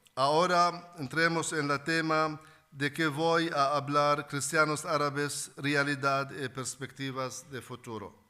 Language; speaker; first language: Spanish; non-native, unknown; Arabic